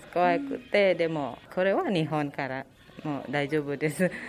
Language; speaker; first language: Japanese; non-native, learner; Indonesian